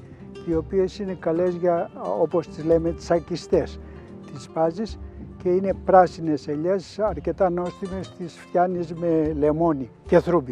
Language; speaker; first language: Greek; native; Greek